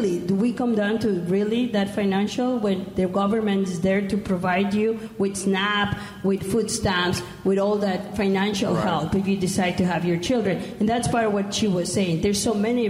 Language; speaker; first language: English; non-native, fluent; Spanish